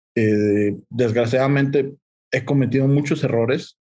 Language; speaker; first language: Spanish; native; Spanish